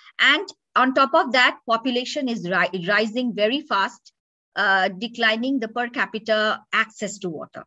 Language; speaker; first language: English; non-native, local second language; Bangla